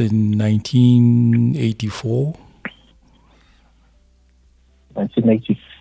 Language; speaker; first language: English; non-native, local second language; Akan